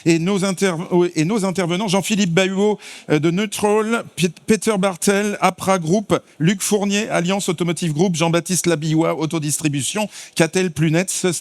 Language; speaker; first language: French; native; French